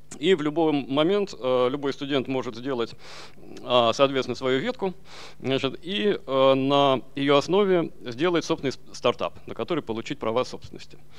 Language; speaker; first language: Russian; native; Russian